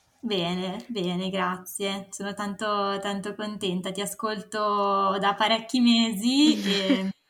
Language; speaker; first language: Italian; native; Italian